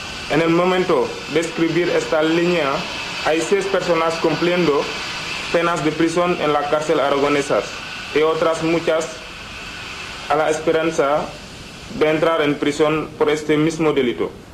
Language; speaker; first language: Spanish; non-native, learner; Wolof